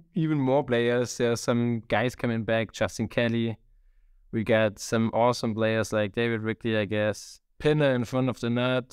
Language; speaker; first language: English; non-native, fluent; German